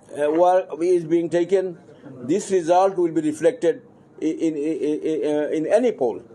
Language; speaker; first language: English; non-native, local second language; Bangla